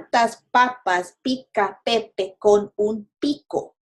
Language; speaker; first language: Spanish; non-native, fluent; English